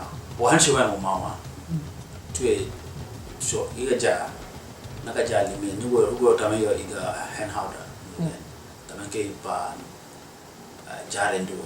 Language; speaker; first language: Chinese; non-native, learner; Wolof